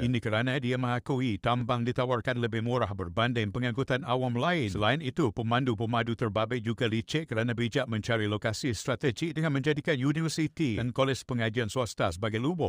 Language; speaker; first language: Malay; native; Malay